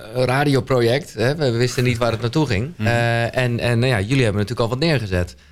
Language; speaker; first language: Dutch; native; Dutch